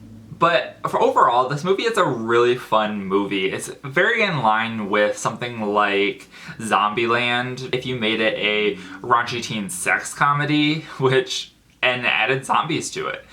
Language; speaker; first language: English; native; English